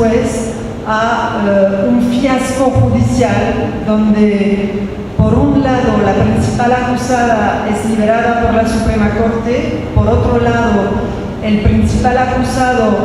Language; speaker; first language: Spanish; non-native, fluent; French